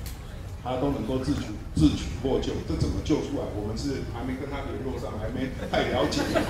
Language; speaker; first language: Chinese; native; Chinese